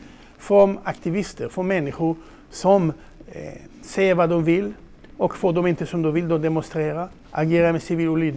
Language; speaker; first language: Swedish; non-native, fluent; Hebrew